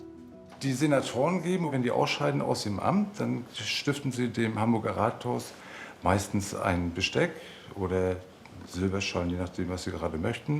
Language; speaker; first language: German; native; German